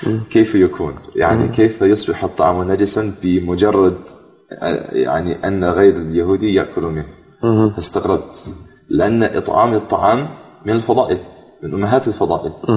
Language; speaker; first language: Arabic; non-native, fluent; English